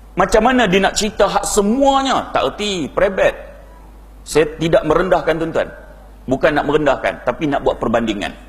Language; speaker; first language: Malay; native; Malay